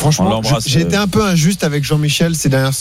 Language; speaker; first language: French; native; French